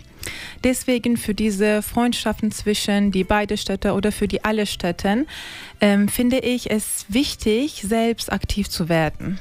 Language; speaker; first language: German; non-native, fluent; Turkish